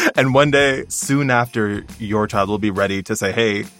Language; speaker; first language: English; native; English